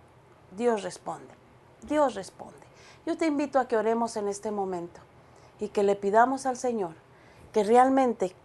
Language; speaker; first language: Spanish; native; Spanish